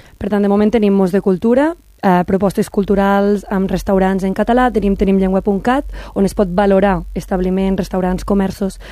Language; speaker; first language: Catalan; native; Catalan